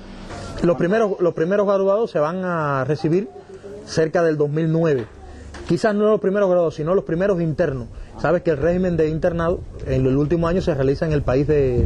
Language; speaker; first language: Spanish; native; Spanish